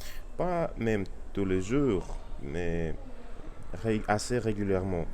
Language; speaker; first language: French; non-native, learner; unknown